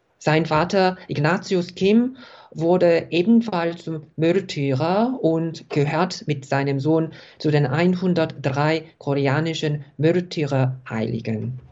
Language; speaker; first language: German; non-native, fluent; Korean